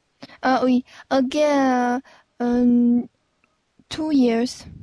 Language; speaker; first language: English; non-native, learner; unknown